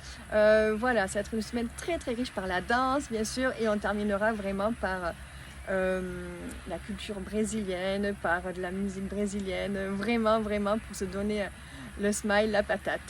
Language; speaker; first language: French; native; French